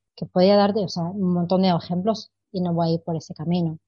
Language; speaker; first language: Spanish; non-native, fluent; English